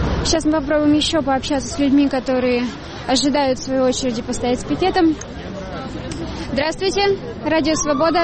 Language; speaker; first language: Russian; native; Russian